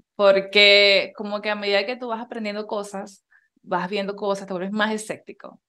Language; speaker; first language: Spanish; native; Spanish